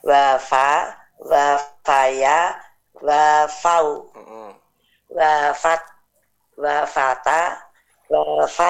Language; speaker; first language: Arabic; non-native, learner; Indonesian